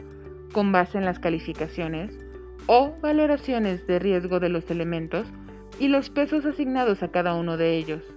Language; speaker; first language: Spanish; native; Spanish